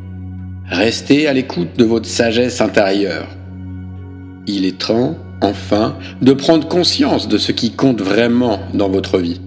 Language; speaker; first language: French; native; French